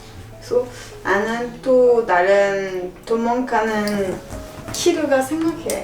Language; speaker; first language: Korean; non-native, learner; French